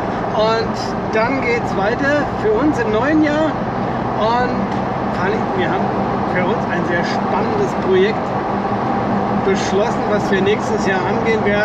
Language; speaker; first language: German; native; German